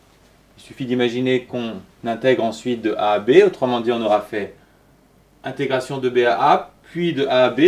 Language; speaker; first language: French; native; French